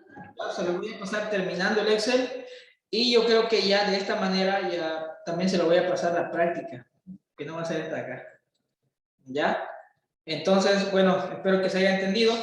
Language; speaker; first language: Spanish; native; Spanish